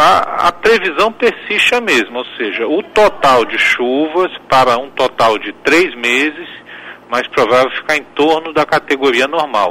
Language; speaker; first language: Portuguese; native; Portuguese